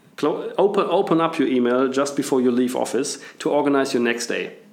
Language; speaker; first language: English; non-native, fluent; German